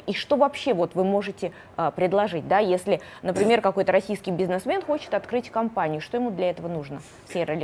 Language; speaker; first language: Russian; native; Russian